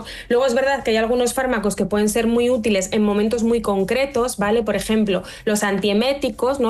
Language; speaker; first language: Spanish; native; Spanish